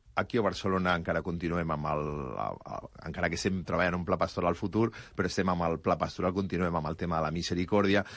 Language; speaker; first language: Catalan; native; Catalan